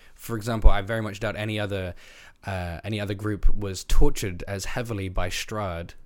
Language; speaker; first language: English; native; English